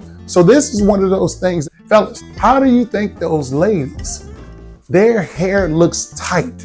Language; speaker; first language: English; native; English